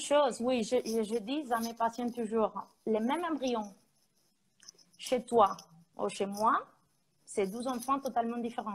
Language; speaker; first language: French; non-native, fluent; Spanish